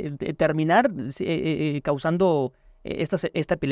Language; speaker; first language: Spanish; native; Spanish